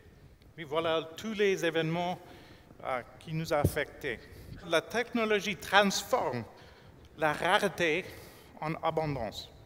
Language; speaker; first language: French; non-native, fluent; English